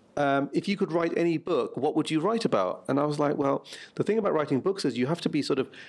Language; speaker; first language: English; native; English